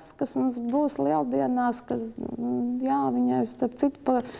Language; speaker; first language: Latvian; native; Latvian